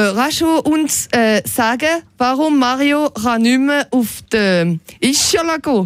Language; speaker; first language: German; non-native, local second language; French